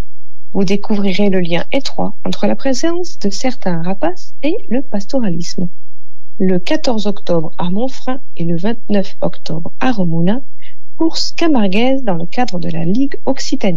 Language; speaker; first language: French; native; French